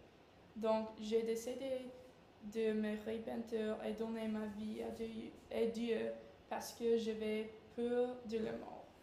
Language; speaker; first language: French; non-native, learner; English